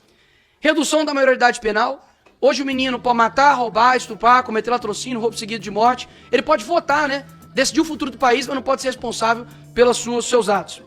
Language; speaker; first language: Portuguese; native; Portuguese